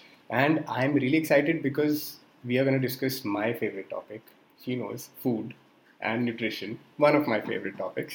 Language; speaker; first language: English; non-native, local second language; Hindi